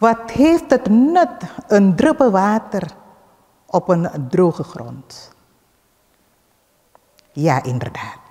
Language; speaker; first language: Dutch; early bilingual, other home language; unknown